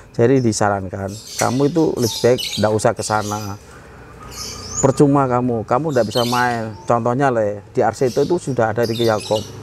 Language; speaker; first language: Indonesian; native; Indonesian